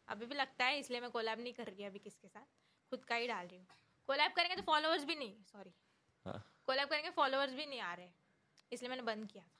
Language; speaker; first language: Hindi; non-native, local second language; Marathi